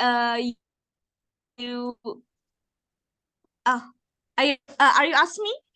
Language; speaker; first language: English; non-native, learner; Indonesian